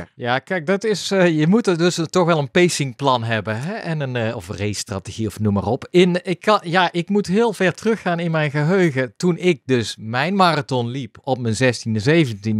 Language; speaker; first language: Dutch; native; Dutch